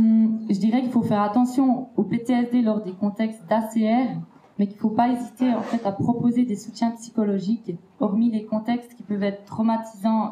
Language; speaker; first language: French; native; French